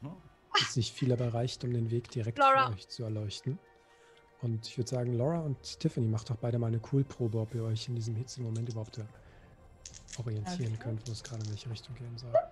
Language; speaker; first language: German; native; German